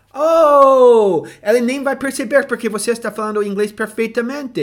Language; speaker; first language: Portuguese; non-native, fluent; English